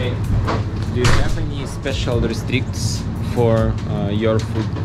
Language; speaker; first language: English; non-native, learner; Russian